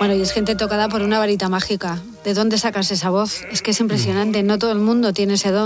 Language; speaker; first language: Spanish; native; Spanish